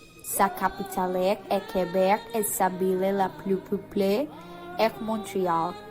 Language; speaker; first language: French; non-native, learner; Spanish